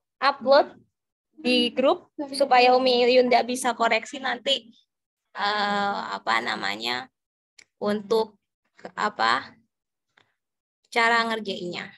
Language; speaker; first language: Indonesian; native; Indonesian